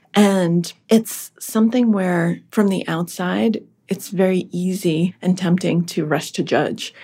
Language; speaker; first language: English; early bilingual, other home language; Russian